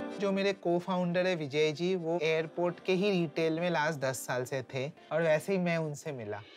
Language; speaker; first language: Hindi; non-native, local second language; Bangla